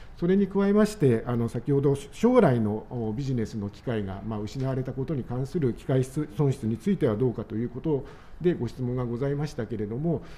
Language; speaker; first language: Japanese; native; Japanese